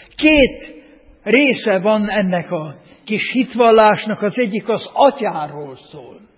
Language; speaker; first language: Hungarian; native; Hungarian